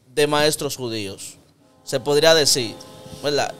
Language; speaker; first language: Spanish; native; Spanish